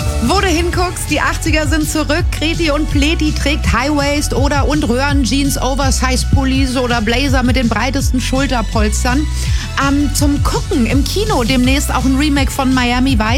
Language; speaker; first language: German; native; German